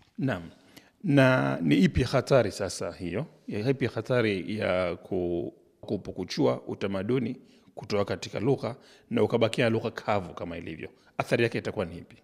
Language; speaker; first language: Swahili; native; Swahili